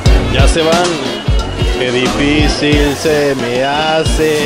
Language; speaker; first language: Spanish; native; Spanish